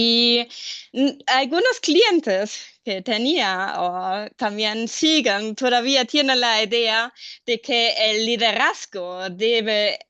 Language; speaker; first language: Spanish; non-native, fluent; German